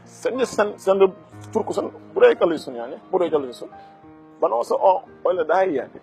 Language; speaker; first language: Turkish; non-native, learner; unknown